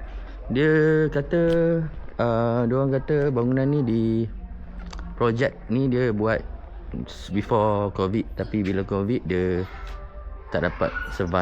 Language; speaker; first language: Malay; native; Malay